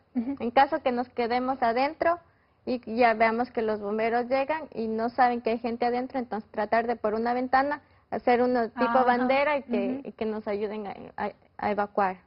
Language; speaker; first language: Spanish; native; Spanish